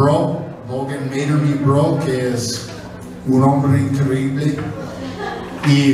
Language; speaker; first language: Spanish; non-native, fluent; English